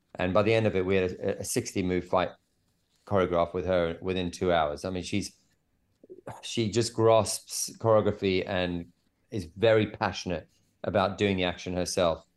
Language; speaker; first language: English; native; English